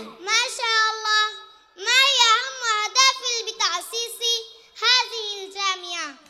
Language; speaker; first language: Arabic; non-native, learner; Bangla